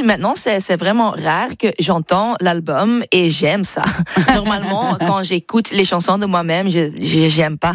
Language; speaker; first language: French; non-native, learner; Dutch